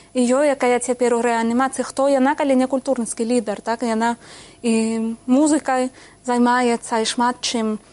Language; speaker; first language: Belarusian; non-native, fluent; Spanish